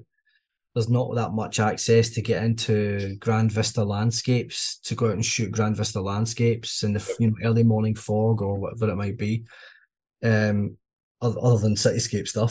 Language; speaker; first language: English; native; English